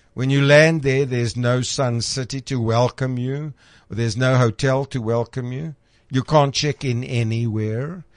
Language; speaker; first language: English; native; English